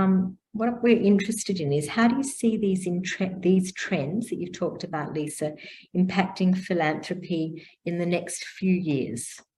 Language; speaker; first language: English; native; English